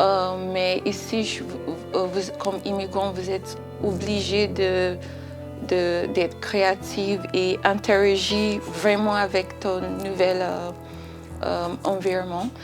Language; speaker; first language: French; non-native, fluent; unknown